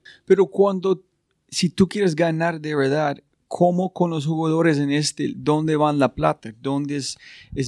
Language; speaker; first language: Spanish; non-native, fluent; English